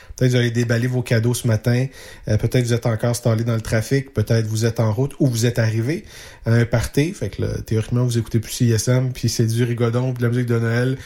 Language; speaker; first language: French; native; French